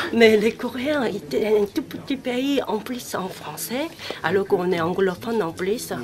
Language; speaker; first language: French; non-native, fluent; Korean